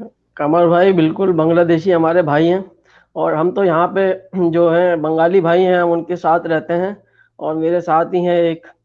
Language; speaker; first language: Hindi; non-native, fluent; Urdu